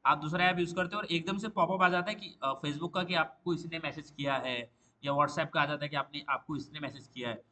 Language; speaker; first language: Hindi; non-native, local second language; Marathi